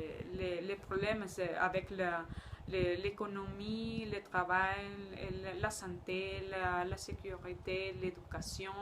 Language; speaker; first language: French; non-native, learner; Spanish